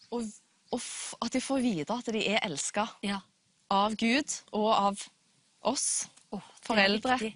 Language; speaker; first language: Norwegian; native; Norwegian